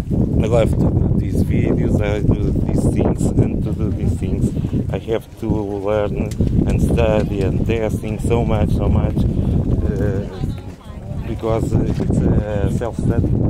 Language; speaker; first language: English; non-native, learner; Portuguese